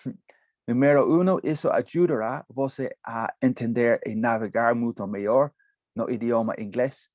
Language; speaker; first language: Portuguese; non-native, learner; English